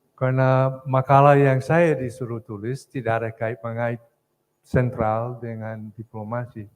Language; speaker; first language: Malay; non-native, fluent; English